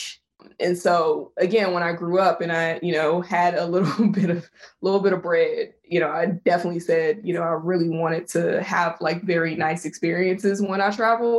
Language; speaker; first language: English; native; English